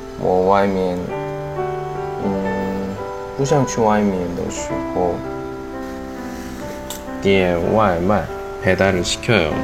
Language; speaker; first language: Chinese; non-native, fluent; Korean